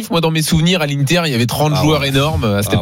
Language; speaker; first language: French; native; French